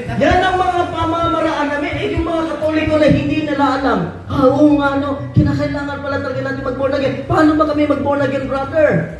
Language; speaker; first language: Filipino; non-native, local second language; Cebuano